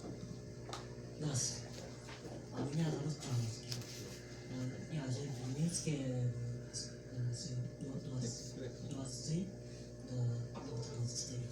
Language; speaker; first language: Russian; non-native, learner; Japanese